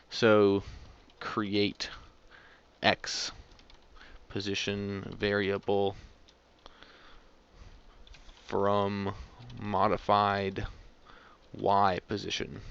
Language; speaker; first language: English; native; English